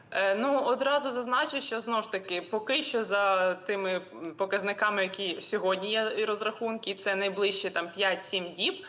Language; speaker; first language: Ukrainian; native; Ukrainian